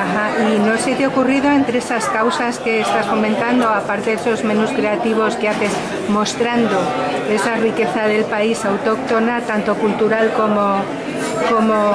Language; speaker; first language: Spanish; native; Spanish